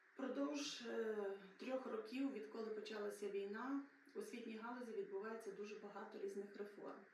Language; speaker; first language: Ukrainian; native; Ukrainian